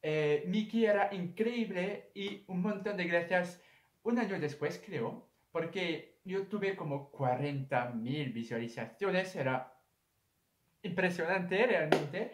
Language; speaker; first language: Spanish; non-native, fluent; French